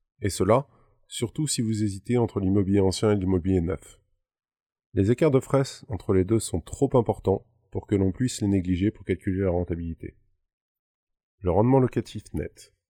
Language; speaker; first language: French; native; French